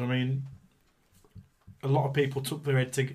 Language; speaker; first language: English; native; English